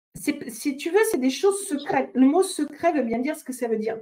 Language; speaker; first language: French; native; French